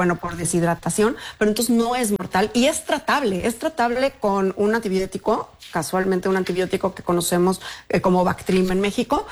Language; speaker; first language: Spanish; native; Spanish